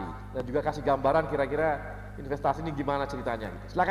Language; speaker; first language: Indonesian; native; Indonesian